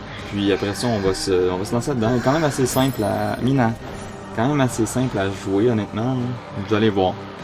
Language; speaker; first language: French; native; French